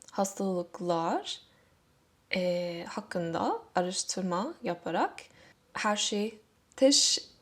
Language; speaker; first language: Turkish; non-native, fluent; English